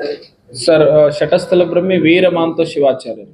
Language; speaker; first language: Kannada; native; Kannada